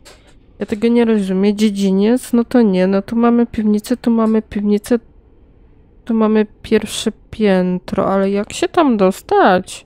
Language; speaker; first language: Polish; native; Polish